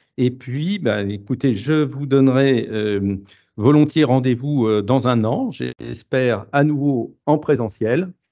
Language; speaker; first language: French; native; French